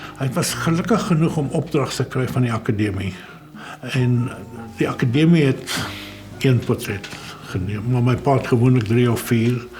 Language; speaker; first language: Afrikaans; early bilingual, other home language; German